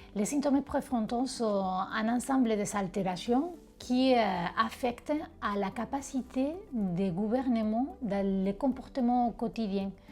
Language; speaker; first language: French; non-native, fluent; Spanish